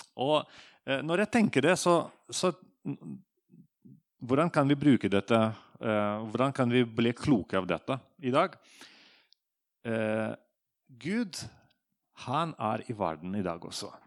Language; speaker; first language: Norwegian; non-native, fluent; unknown